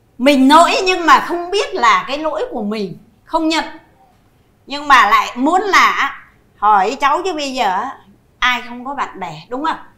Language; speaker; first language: Vietnamese; native; Vietnamese